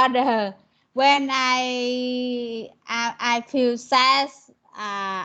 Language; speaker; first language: English; non-native, learner; Vietnamese